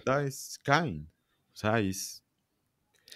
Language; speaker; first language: English; non-native, learner; Spanish